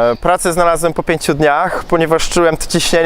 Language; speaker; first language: Polish; native; Polish